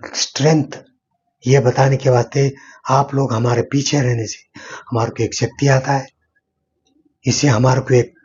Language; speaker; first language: Hindi; non-native, local second language; Kannada